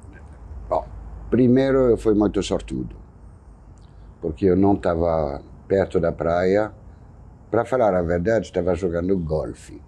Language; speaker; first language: Portuguese; non-native, fluent; French